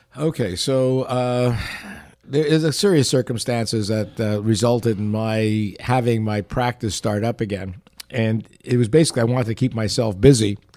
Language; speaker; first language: English; early bilingual, other home language; Yiddish